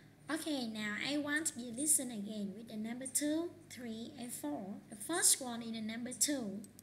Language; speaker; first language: English; non-native, learner; Vietnamese